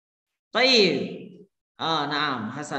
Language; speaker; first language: Arabic; non-native, fluent; Indonesian